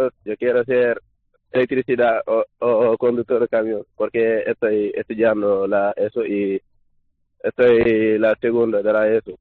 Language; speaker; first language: Spanish; non-native, learner; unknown